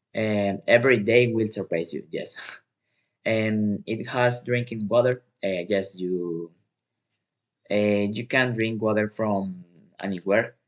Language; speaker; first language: English; non-native, learner; Spanish